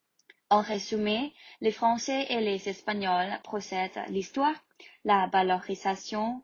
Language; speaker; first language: French; non-native, learner; Thai